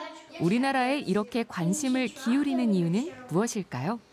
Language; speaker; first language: Korean; native; Korean